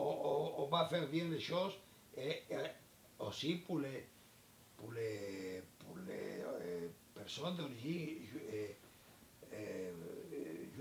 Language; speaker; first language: French; non-native, learner; Spanish